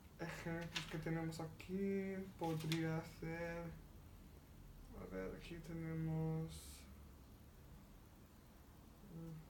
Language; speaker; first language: Spanish; non-native, learner; English